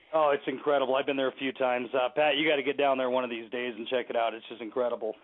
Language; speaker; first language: English; native; English